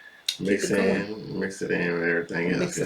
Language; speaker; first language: English; native; English